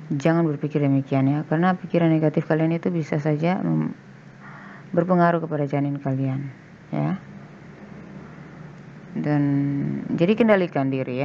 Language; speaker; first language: Indonesian; native; Indonesian